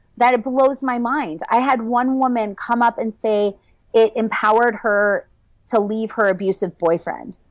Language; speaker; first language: English; native; English